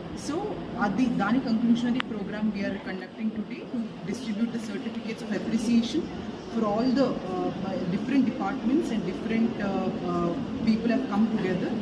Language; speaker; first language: English; non-native, local second language; Telugu